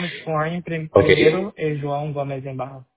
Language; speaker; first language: Spanish; non-native, learner; Portuguese